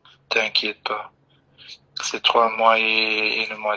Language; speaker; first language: French; non-native, local second language; Dutch